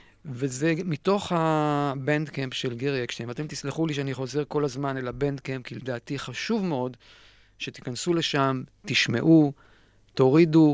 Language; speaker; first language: Hebrew; native; Hebrew